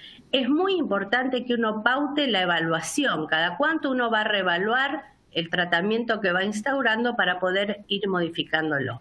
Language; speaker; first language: Spanish; native; Spanish